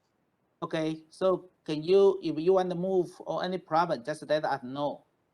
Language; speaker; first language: English; non-native, fluent; Chinese